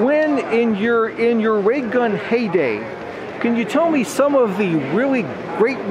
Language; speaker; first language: English; native; English